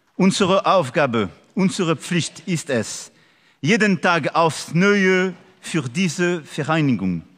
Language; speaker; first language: German; non-native, learner; French